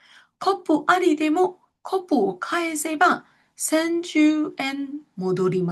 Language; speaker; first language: Japanese; non-native, fluent; Burmese